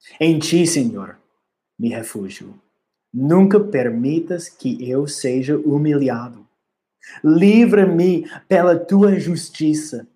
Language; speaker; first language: Portuguese; non-native, learner; English